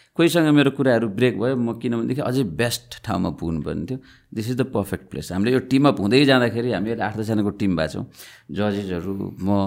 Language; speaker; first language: Nepali; native; Nepali